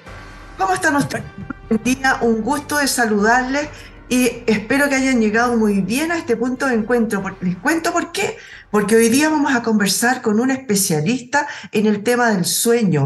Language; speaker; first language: Spanish; native; Spanish